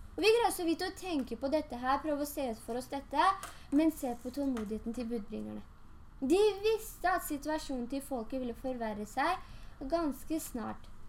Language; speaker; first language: Norwegian; early bilingual, other home language; Urdu